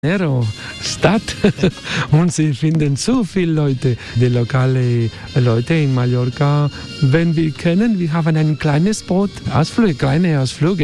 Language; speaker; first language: German; non-native, learner; Spanish